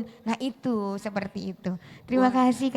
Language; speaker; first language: Indonesian; native; Indonesian